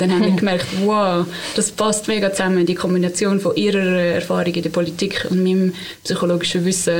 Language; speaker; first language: German; native; German